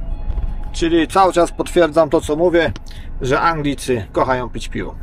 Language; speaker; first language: Polish; native; Polish